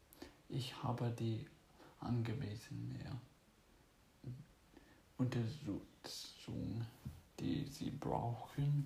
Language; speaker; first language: German; non-native, fluent; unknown